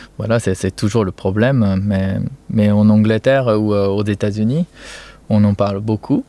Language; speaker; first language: French; non-native, fluent; Japanese